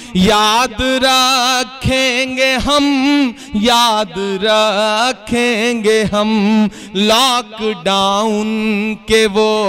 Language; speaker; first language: Hindi; native; Hindi